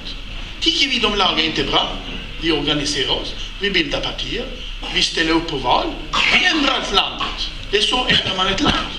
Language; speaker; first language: Swedish; non-native, fluent; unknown